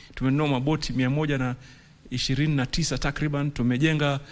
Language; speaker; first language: Swahili; native; Swahili